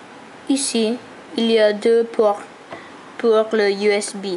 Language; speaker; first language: French; non-native, learner; English